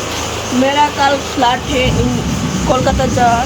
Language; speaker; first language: Hindi; non-native, learner; Bangla